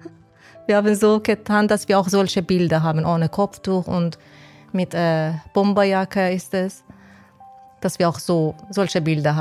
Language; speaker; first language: German; non-native, learner; Persian